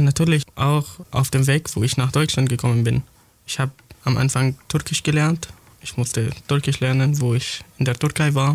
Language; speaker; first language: German; non-native, learner; Arabic